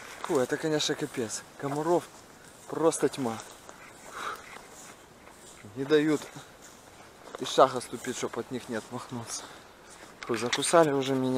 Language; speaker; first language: Russian; native; Russian